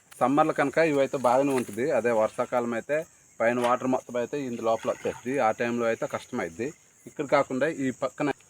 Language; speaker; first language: Telugu; native; Telugu